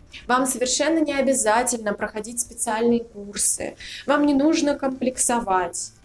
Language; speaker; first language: Russian; native; Russian